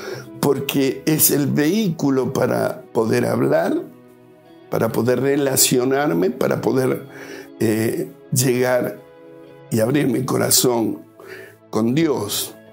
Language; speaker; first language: Spanish; native; Spanish